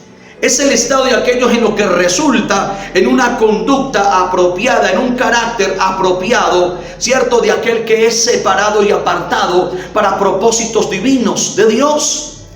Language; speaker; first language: Spanish; native; Spanish